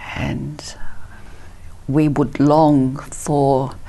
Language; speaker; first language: English; early bilingual, other home language; Italian